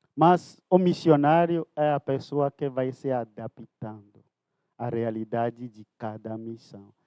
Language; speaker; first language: Portuguese; non-native, fluent; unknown